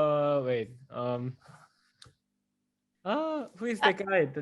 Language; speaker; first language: English; non-native, fluent; Korean